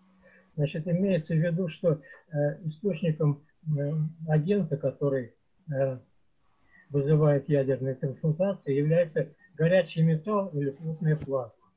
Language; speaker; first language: Russian; native; Russian